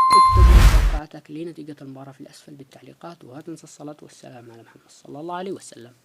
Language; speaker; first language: Arabic; native; Arabic